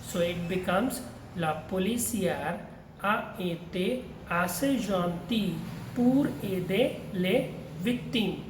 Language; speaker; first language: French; non-native, learner; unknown